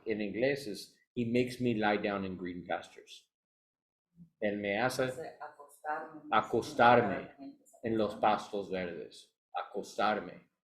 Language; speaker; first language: Spanish; non-native, learner; English